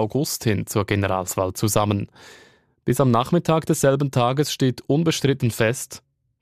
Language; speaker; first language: German; native; German